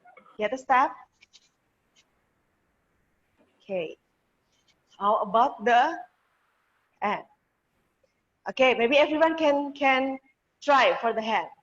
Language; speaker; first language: English; non-native, learner; Indonesian